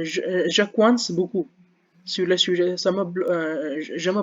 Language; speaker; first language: French; non-native, learner; Hindi